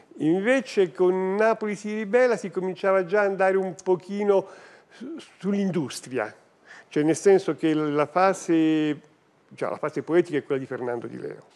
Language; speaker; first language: Italian; native; Italian